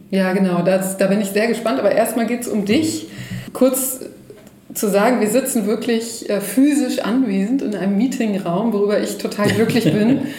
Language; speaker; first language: German; native; German